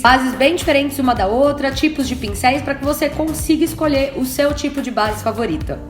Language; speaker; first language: Portuguese; native; Portuguese